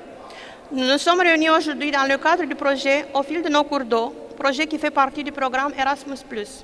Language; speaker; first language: French; non-native, fluent; Romanian